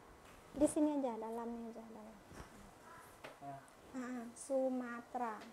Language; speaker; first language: Indonesian; native; Indonesian